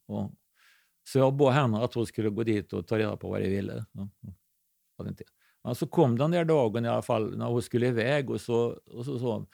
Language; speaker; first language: Swedish; native; Swedish